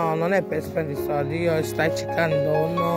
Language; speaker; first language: Italian; non-native, learner; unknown